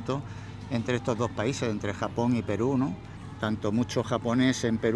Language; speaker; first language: Spanish; native; Spanish